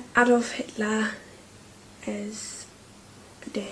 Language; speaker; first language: Spanish; non-native, learner; English